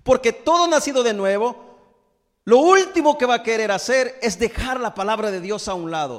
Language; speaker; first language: Spanish; native; Spanish